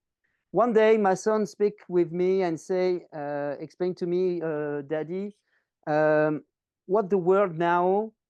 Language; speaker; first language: English; non-native, learner; French